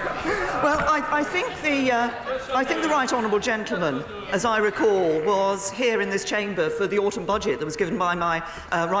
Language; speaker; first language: English; native; English